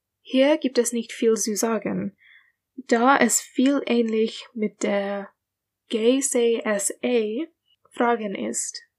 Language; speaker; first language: German; non-native, learner; English